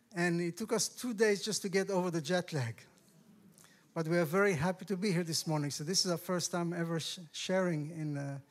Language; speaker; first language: English; non-native, fluent; Hebrew